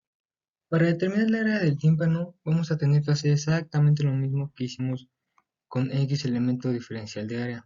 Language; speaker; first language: Spanish; native; Spanish